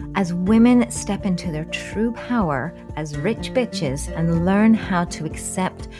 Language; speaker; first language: English; native; English